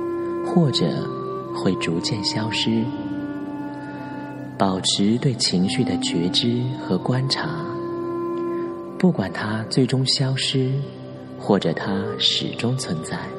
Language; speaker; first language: Chinese; native; Chinese